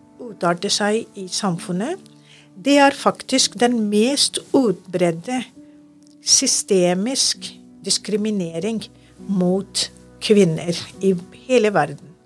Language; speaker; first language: Norwegian; non-native, fluent; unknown